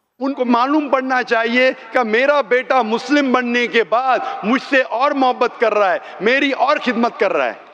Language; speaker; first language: Urdu; non-native, local second language; Konkani